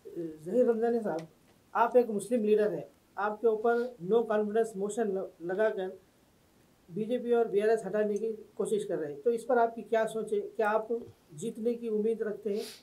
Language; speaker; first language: Hindi; non-native, local second language; Urdu